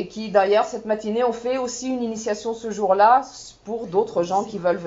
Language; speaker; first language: French; native; French